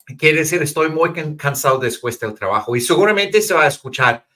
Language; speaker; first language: Spanish; non-native, fluent; English